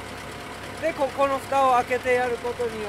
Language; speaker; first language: Japanese; native; Japanese